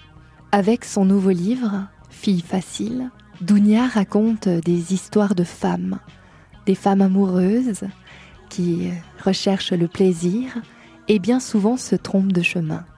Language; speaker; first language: French; native; French